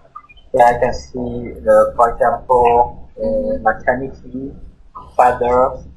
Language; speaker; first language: English; non-native, learner; Vietnamese